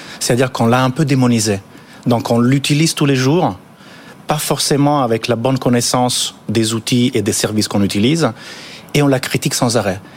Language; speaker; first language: French; non-native, fluent; Italian